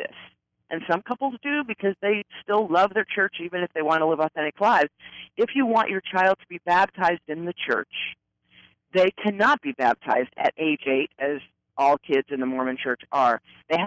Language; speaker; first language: English; native; English